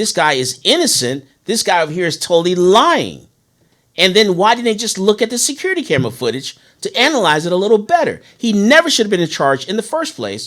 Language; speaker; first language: English; native; English